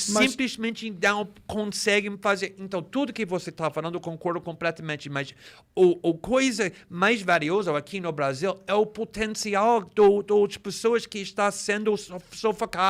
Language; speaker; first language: Portuguese; non-native, fluent; English